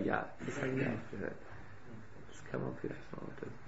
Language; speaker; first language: German; native; German